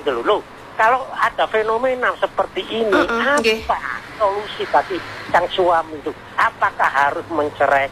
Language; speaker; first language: Indonesian; non-native, local second language; Javanese